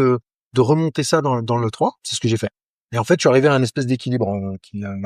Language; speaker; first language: French; native; French